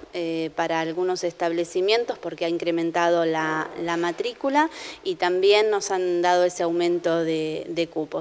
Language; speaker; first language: Spanish; native; Spanish